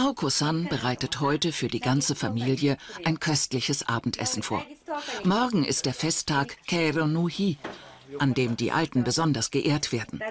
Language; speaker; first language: German; native; German